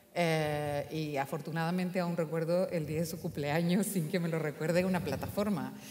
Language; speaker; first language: Spanish; native; Spanish